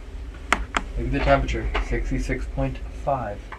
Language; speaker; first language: English; native; English